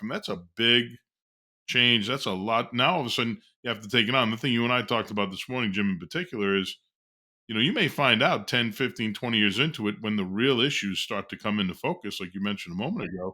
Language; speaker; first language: English; native; English